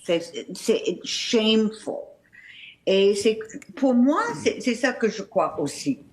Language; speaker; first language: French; non-native, fluent; English